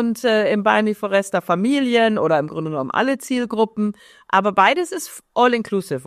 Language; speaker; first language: German; native; German